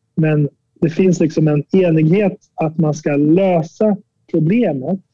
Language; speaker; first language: Swedish; early bilingual, other home language; Albanian